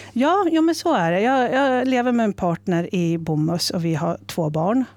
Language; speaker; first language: Swedish; native; Swedish